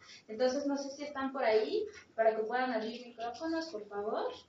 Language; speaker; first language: Spanish; native; Spanish